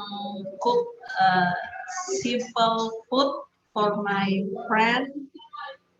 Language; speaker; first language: English; non-native, learner; Indonesian